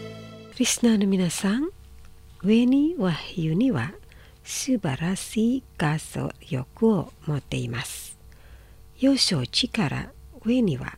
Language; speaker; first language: Japanese; non-native, fluent; Indonesian